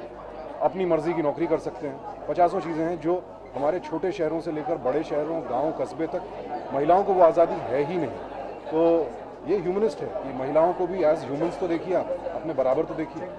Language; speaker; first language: Hindi; native; Hindi